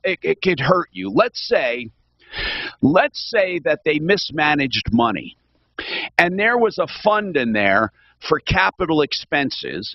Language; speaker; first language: English; native; English